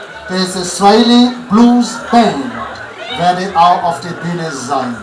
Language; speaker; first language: German; non-native, learner; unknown